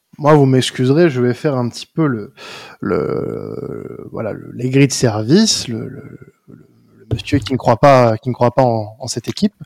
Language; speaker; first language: French; native; French